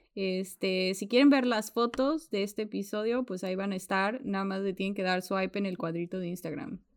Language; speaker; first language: Spanish; early bilingual, heritage; Spanish